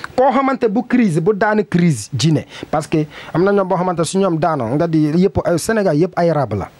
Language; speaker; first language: Wolof; non-native, learner; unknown